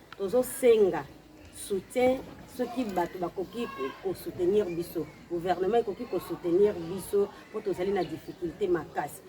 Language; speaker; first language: Lingala; native; Lingala